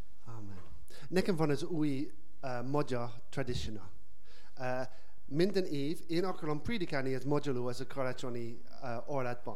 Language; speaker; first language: Hungarian; non-native, learner; English